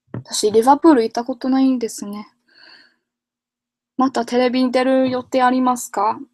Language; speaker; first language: Japanese; non-native, fluent; English